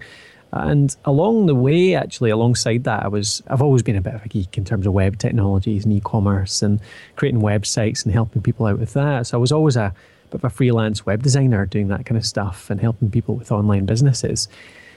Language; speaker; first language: English; native; English